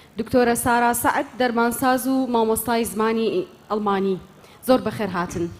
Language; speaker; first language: Central Kurdish; native; Central Kurdish